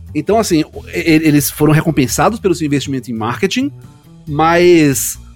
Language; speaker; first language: Portuguese; native; Portuguese